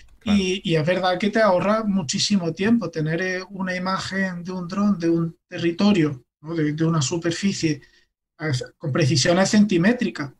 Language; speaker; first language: Spanish; native; Spanish